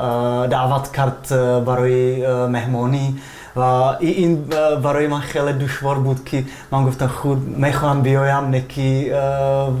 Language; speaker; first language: Persian; non-native, fluent; Czech